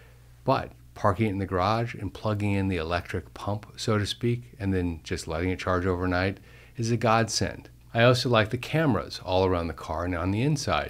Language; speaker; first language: English; native; English